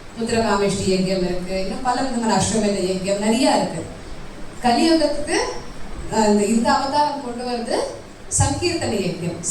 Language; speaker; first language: Tamil; early bilingual, heritage; Tamil